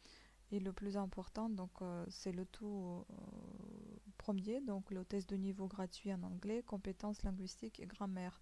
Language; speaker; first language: French; native; French